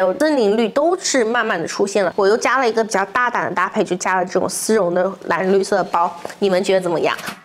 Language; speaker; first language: Chinese; native; Chinese